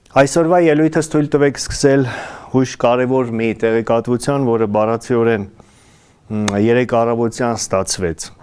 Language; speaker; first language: Armenian; native; Armenian